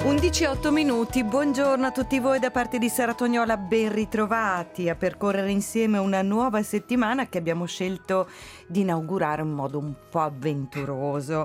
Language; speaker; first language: Italian; native; Italian